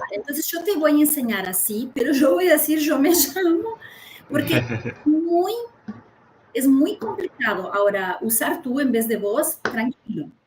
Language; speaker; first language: Spanish; early bilingual, heritage; Spanish